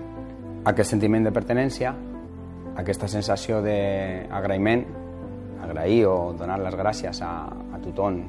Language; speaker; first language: Catalan; non-native, local second language; Spanish